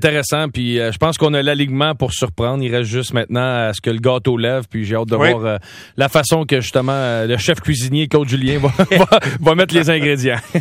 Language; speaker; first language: French; native; French